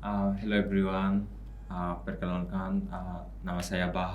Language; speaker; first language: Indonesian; non-native, learner; Bangla